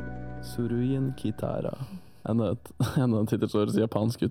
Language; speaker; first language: Norwegian; native; Norwegian